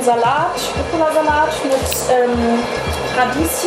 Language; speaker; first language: German; native; German